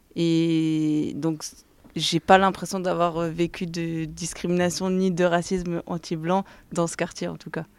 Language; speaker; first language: French; native; French